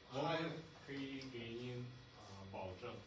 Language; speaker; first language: Chinese; non-native, learner; Somali